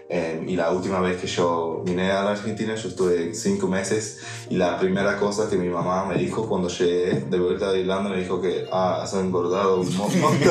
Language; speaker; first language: Spanish; non-native, fluent; English